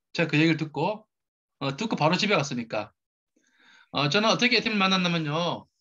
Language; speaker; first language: Korean; native; Korean